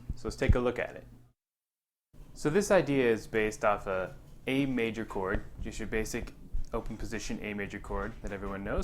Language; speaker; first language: English; native; English